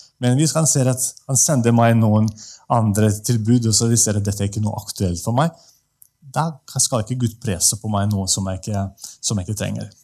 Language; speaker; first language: Norwegian; non-native, fluent; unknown